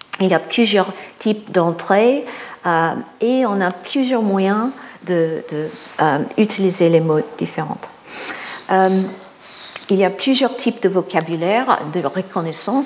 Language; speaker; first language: French; non-native, fluent; English